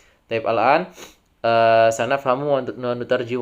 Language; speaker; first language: Arabic; non-native, fluent; Indonesian